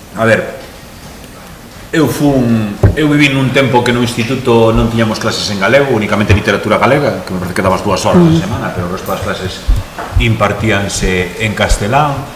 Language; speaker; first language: Galician; non-native, local second language; Spanish